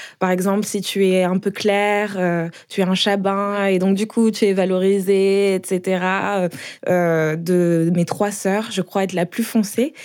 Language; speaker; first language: French; native; French